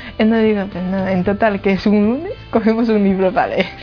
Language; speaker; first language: Spanish; non-native, fluent; Chinese